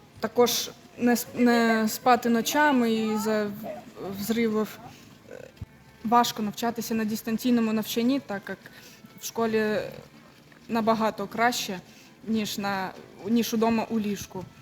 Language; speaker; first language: Ukrainian; non-native, local second language; Russian